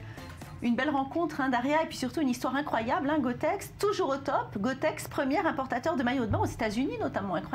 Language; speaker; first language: French; native; French